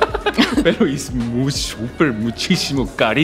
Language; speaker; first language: Spanish; non-native, learner; Korean